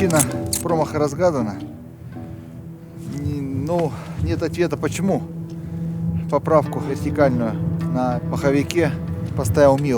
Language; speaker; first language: Russian; native; Russian